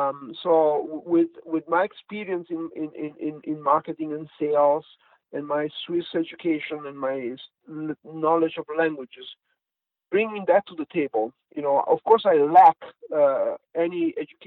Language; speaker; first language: English; non-native, fluent; Italian